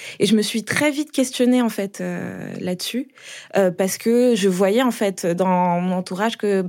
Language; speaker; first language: French; native; French